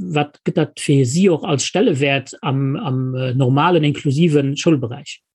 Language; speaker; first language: Luxembourgish; native; Luxembourgish